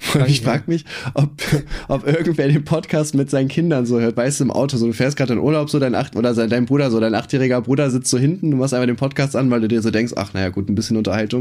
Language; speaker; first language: German; native; German